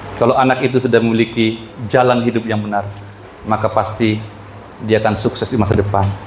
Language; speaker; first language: Indonesian; non-native, local second language; Batak Toba